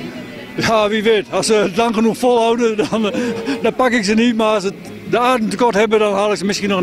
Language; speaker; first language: Dutch; native; Dutch